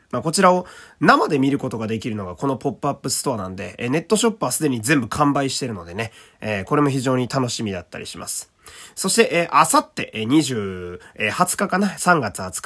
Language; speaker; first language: Japanese; native; Japanese